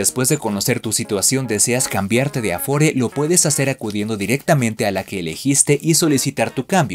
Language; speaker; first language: Spanish; native; Spanish